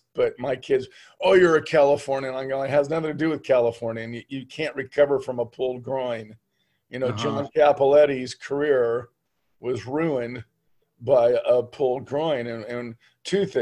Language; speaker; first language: English; native; English